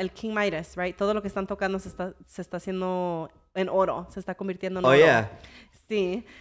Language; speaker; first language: Spanish; early bilingual, heritage; English